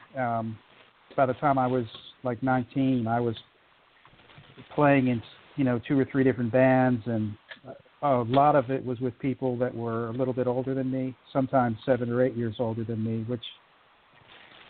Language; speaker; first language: English; native; English